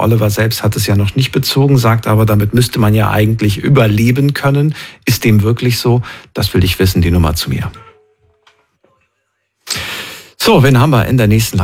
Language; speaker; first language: German; native; German